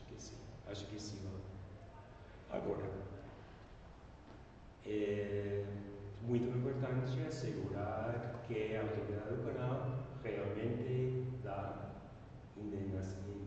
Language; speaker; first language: Portuguese; non-native, learner; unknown